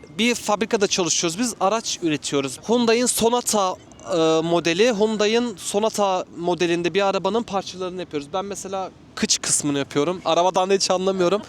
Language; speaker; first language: Turkish; native; Turkish